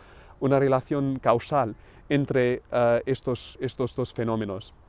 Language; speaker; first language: Spanish; non-native, fluent; English